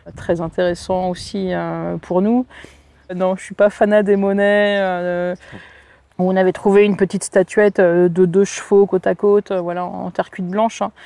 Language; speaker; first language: French; native; French